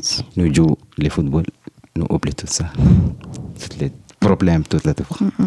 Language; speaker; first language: French; non-native, learner; Arabic